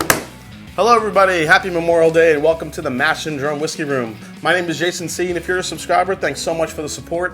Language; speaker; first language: English; native; English